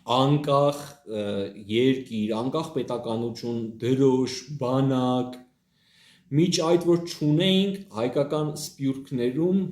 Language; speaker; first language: Armenian; native; Armenian